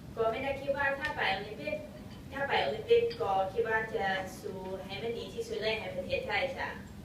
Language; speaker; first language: Thai; early bilingual, heritage; Thai